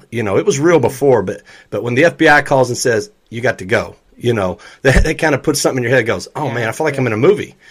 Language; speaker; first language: English; native; English